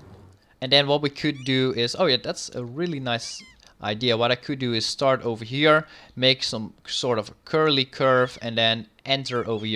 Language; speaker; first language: English; non-native, fluent; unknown